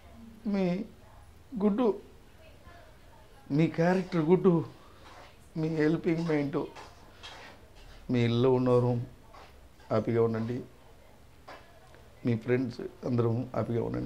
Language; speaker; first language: Telugu; non-native, local second language; Tamil